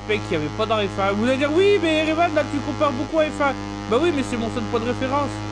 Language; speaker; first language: French; native; French